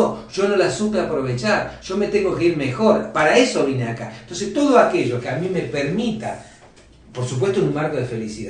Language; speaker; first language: Spanish; native; Spanish